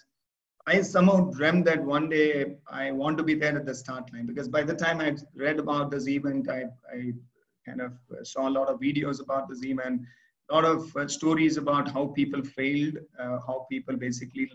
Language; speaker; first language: English; non-native, local second language; Tamil